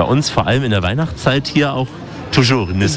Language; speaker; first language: German; native; German